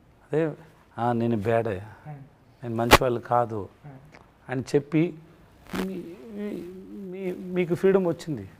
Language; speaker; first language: Telugu; non-native, learner; Tamil